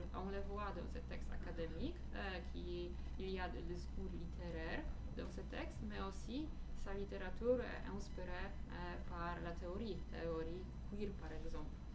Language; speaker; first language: French; non-native, fluent; Polish